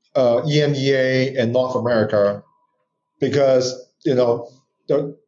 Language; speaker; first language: English; non-native, local second language; Cantonese